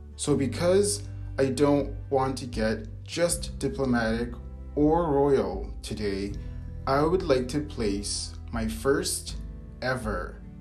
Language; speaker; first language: English; native; English